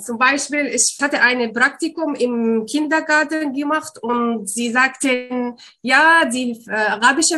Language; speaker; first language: German; non-native, learner; Arabic